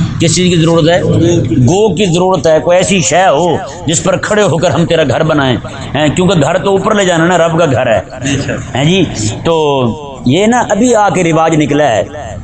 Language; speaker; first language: Urdu; non-native, local second language; Punjabi